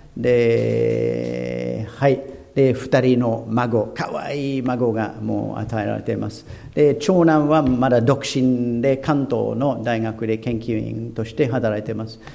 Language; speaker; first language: Japanese; non-native, fluent; English